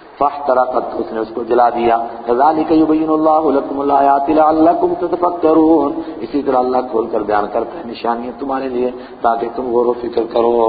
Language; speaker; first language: Urdu; non-native, local second language; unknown